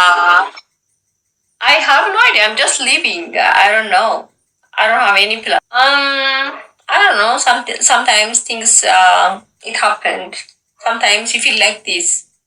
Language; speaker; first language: English; non-native, local second language; Amharic